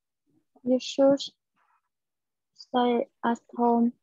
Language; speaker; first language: English; non-native, learner; Vietnamese